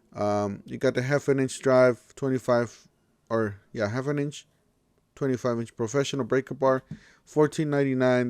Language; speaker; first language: English; native; English